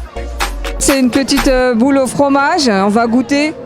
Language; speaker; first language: French; native; French